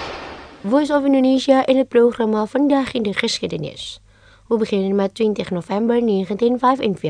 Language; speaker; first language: Dutch; non-native, fluent; Indonesian